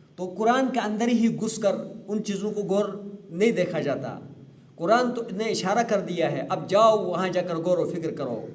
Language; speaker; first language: Urdu; non-native, local second language; Sicilian